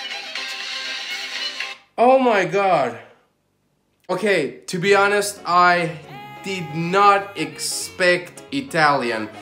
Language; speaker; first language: English; non-native, fluent; Armenian